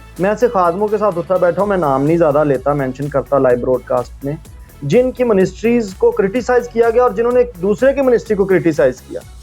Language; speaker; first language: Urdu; non-native, local second language; Punjabi